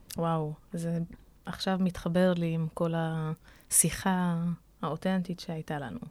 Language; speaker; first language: Hebrew; non-native, local second language; Arabic